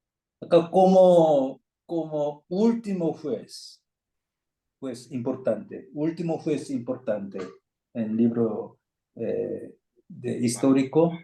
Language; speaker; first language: Spanish; non-native, fluent; Korean